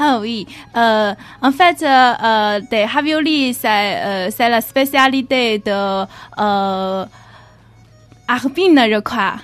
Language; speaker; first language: French; non-native, learner; Chinese